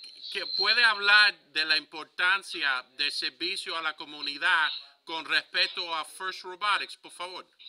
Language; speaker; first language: Spanish; early bilingual, heritage; Spanish